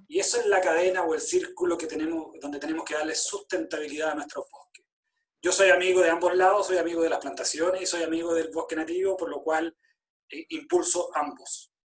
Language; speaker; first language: Spanish; native; Spanish